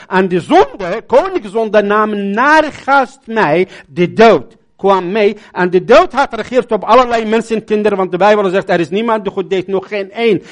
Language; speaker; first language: Dutch; non-native, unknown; Arabic